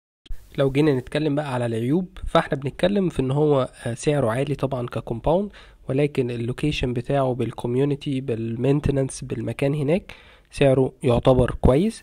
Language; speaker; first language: Arabic; native; Arabic